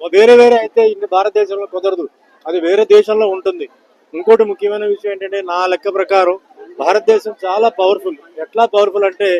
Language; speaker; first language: Telugu; non-native, fluent; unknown